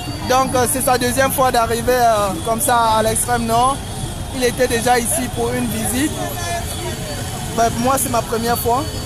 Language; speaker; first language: French; native; French